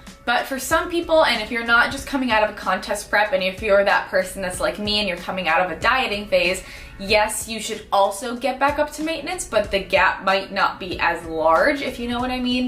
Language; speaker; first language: English; native; English